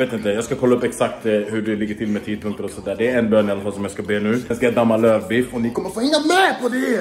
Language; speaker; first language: Swedish; native; Swedish